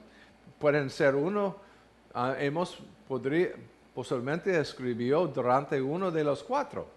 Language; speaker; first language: Spanish; non-native, learner; English